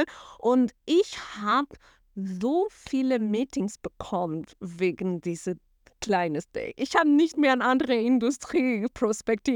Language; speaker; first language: German; non-native, fluent; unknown